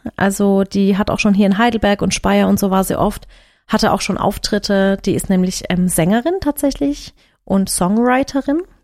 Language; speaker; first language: German; early bilingual, other home language; Turkish